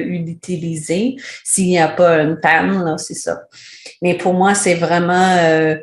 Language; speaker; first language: French; non-native, learner; English